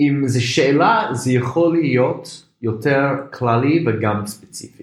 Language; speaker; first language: Hebrew; non-native, fluent; English